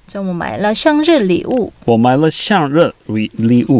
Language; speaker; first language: Chinese; non-native, learner; Korean